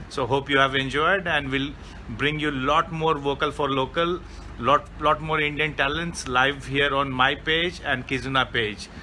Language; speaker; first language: English; non-native, local second language; Hindi